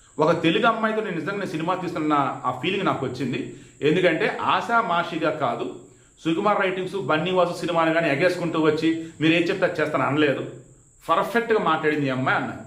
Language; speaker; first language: Telugu; native; Telugu